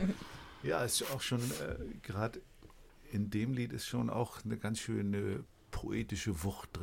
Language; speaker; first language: German; native; German